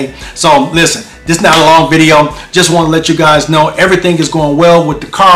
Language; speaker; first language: English; native; English